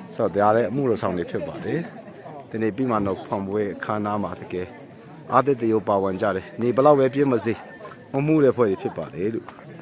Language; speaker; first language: Burmese; non-native, local second language; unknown